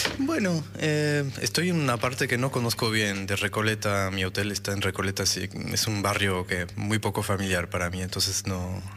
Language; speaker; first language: Spanish; non-native, fluent; French